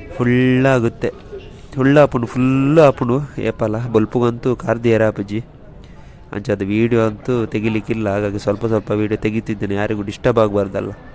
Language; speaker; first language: Kannada; non-native, local second language; Tulu